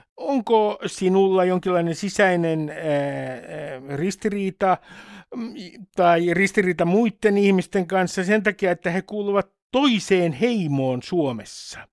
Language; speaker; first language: Finnish; native; Finnish